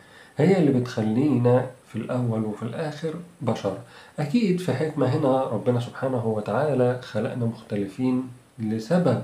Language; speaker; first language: Arabic; native; Arabic